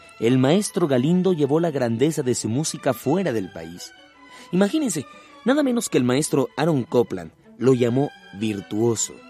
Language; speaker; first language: Spanish; native; Spanish